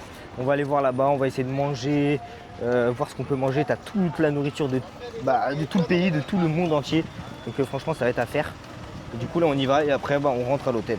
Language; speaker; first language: French; native; French